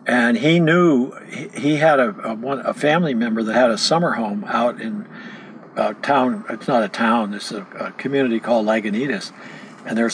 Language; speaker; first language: English; native; English